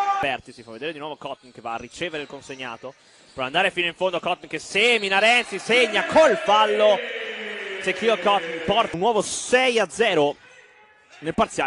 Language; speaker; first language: Italian; native; Italian